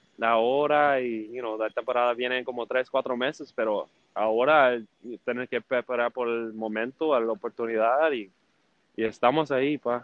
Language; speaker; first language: Spanish; early bilingual, heritage; English